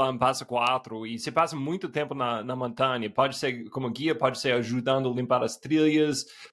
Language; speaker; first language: Portuguese; non-native, fluent; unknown